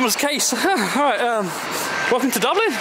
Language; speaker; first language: English; native; English